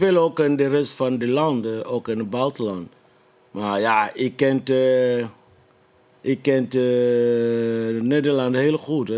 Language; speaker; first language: Dutch; non-native, fluent; Lingala